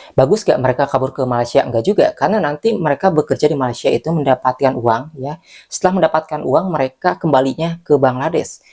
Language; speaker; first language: Indonesian; native; Indonesian